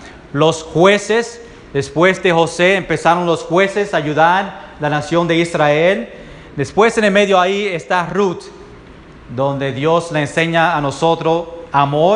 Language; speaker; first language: Spanish; early bilingual, heritage; Spanish